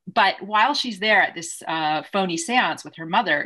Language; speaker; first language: English; native; English